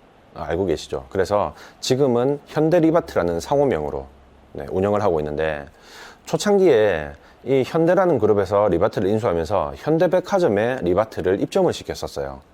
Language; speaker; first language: Korean; native; Korean